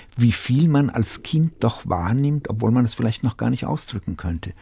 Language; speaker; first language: German; native; German